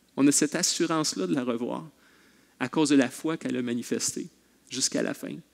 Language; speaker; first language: French; native; French